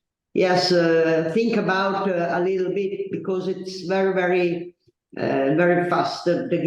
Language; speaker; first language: English; non-native, learner; Italian